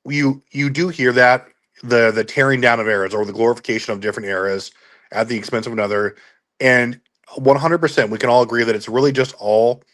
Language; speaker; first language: English; native; English